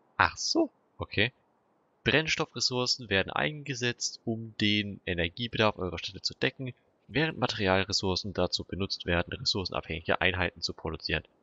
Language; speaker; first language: German; native; German